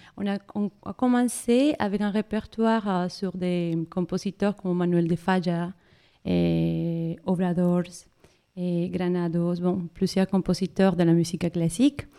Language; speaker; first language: French; non-native, fluent; Spanish